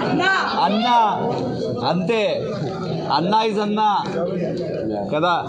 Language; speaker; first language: Telugu; non-native, local second language; Hindi